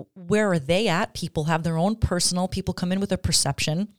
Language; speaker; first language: English; native; English